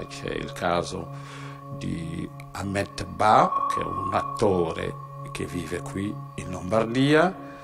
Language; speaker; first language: Italian; non-native, fluent; Wolof